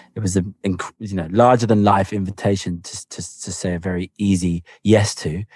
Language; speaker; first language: English; native; English